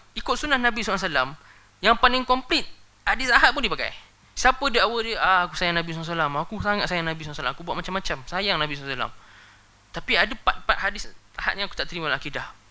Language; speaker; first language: Malay; native; Malay